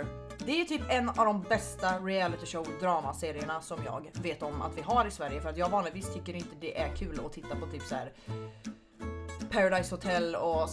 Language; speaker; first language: Swedish; native; Swedish